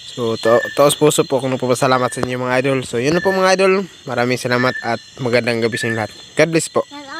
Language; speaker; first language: Filipino; non-native, local second language; Cebuano